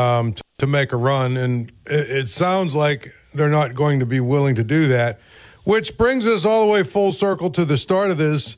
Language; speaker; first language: English; native; English